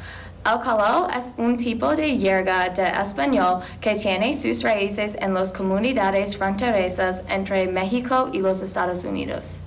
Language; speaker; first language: Spanish; non-native, learner; English